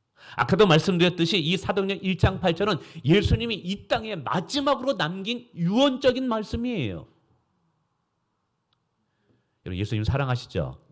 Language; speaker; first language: Korean; native; Korean